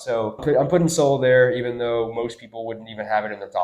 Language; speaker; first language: English; native; English